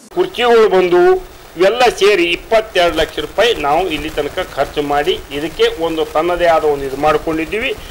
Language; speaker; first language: Kannada; native; Kannada